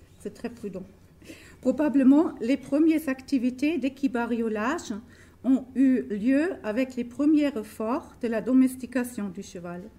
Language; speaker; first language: French; non-native, fluent; German